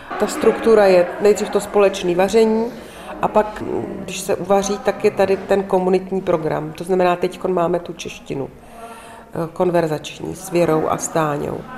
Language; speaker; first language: Czech; native; Czech